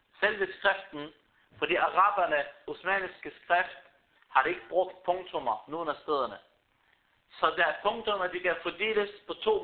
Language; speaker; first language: Danish; non-native, fluent; Arabic